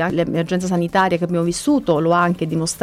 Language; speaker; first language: Italian; native; Italian